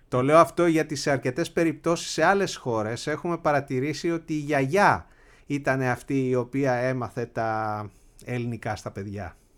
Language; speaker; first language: Greek; native; Greek